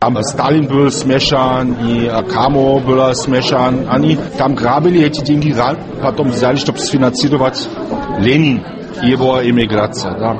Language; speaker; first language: Russian; non-native, fluent; German